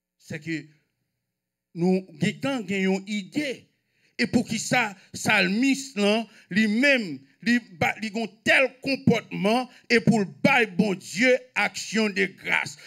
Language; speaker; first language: French; non-native, local second language; Haitian Creole